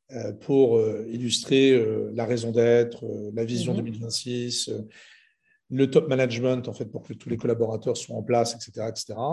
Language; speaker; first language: French; non-native, local second language; Arabic